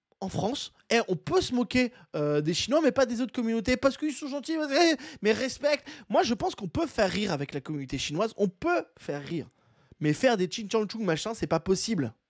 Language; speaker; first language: French; native; French